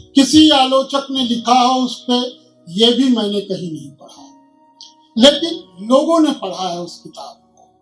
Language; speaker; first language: Hindi; native; Hindi